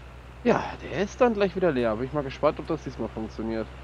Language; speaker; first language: German; native; German